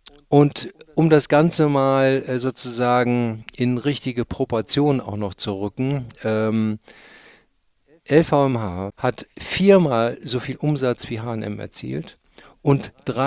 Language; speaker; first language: German; native; German